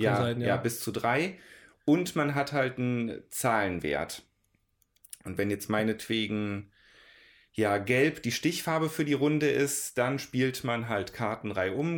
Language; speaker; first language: German; native; German